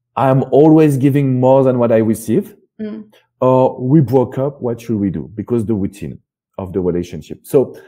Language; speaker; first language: English; non-native, fluent; French